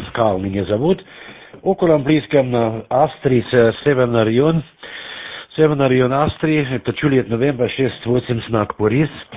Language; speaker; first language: Russian; non-native, learner; German